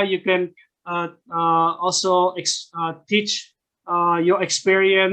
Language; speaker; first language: English; non-native, fluent; Indonesian